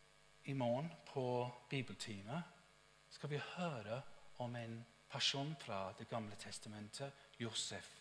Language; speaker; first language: Norwegian; non-native, fluent; English